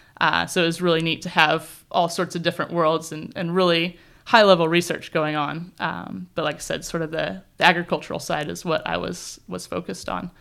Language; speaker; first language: English; native; English